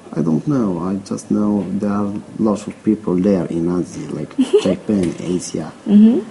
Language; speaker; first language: English; non-native, learner; Arabic